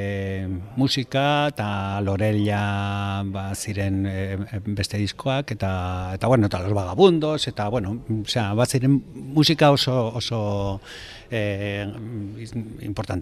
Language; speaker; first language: Basque; non-native, local second language; Spanish